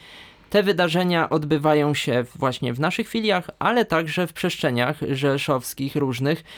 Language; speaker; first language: Polish; native; Polish